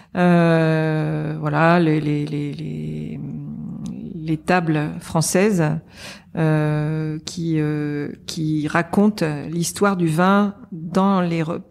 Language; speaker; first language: French; native; French